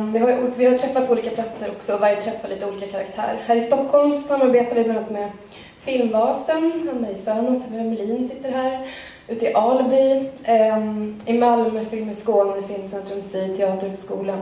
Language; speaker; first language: Swedish; native; Swedish